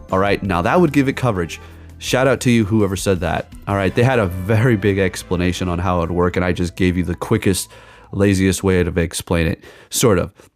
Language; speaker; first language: English; native; English